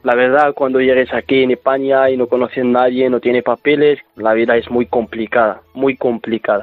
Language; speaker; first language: Spanish; non-native, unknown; Arabic